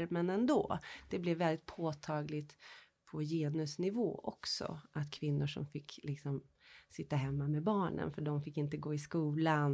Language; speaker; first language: Swedish; early bilingual, heritage; Swedish